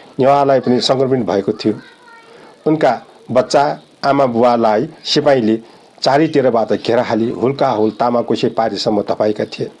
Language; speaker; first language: Nepali; non-native, local second language; Newari